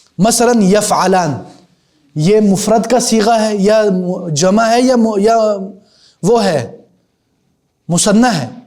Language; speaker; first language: Urdu; native; Urdu